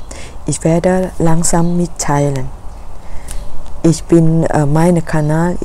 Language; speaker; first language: German; non-native, learner; Thai